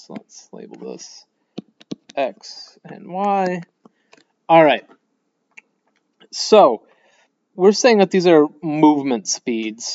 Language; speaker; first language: English; native; English